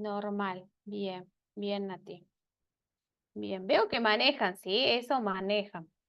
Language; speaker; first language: Spanish; native; Spanish